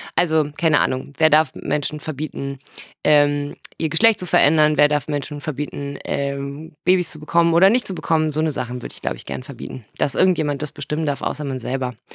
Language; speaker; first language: German; native; German